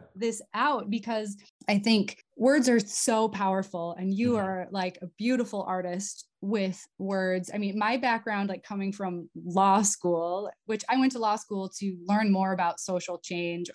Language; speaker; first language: English; native; English